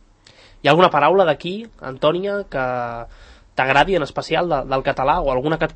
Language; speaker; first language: Catalan; native; Catalan